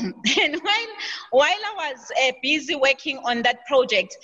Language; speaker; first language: English; non-native, local second language; Zulu